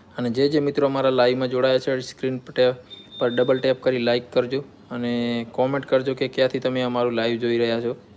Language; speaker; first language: Gujarati; native; Gujarati